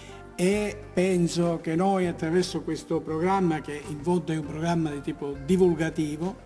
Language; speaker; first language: Italian; native; Italian